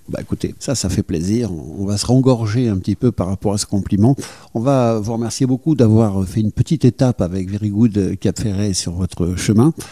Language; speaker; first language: French; native; French